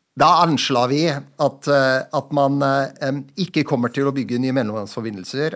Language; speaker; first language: Norwegian; native; Norwegian